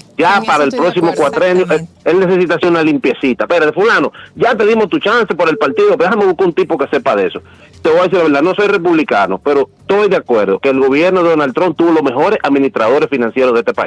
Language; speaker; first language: Spanish; native; Spanish